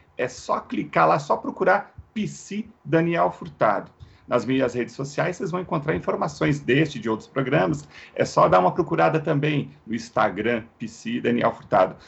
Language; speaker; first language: Portuguese; native; Portuguese